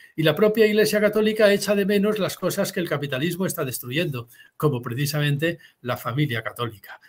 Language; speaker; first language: Spanish; native; Spanish